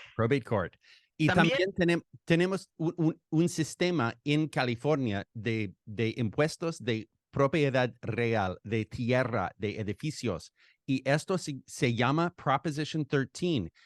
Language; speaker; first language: Spanish; non-native, fluent; English